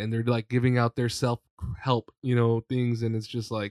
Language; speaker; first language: English; early bilingual, other home language; Spanish